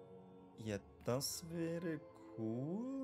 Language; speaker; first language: German; native; German